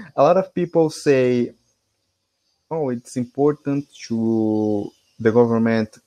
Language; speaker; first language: English; non-native, fluent; Portuguese